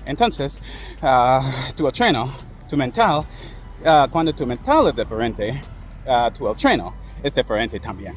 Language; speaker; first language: Spanish; non-native, learner; English